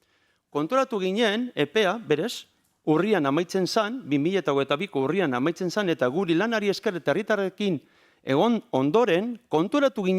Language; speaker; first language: Basque; native; Basque